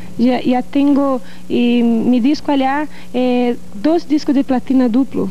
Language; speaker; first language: Spanish; non-native, learner; Portuguese